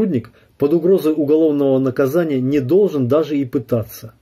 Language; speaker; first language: Russian; native; Russian